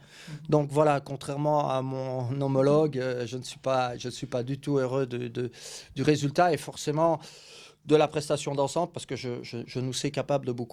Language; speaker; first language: French; native; French